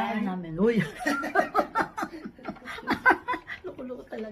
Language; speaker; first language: Filipino; native; Filipino